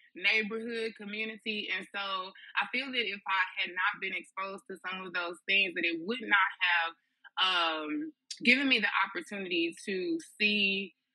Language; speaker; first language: English; native; English